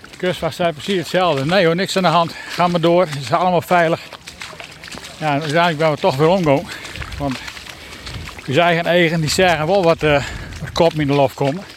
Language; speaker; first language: Dutch; native; Dutch